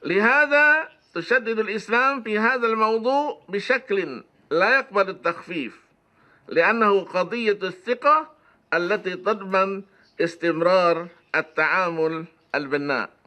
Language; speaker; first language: Arabic; non-native, fluent; Indonesian